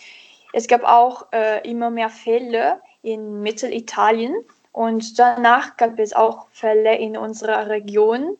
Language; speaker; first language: German; non-native, learner; Italian